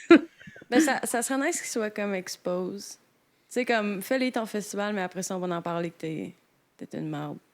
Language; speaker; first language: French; native; French